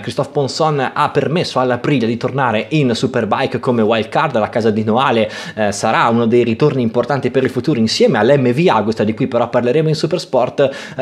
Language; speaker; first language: Italian; native; Italian